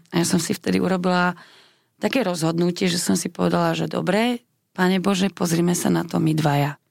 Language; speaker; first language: Slovak; non-native, local second language; Hungarian